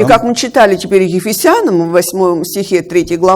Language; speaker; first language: Russian; native; Russian